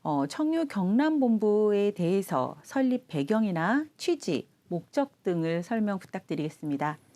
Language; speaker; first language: Korean; native; Korean